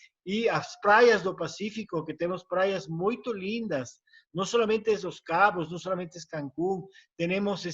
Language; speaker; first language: Portuguese; non-native, learner; Spanish